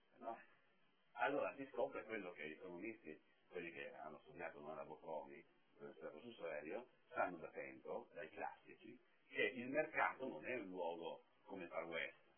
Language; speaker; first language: Italian; native; Italian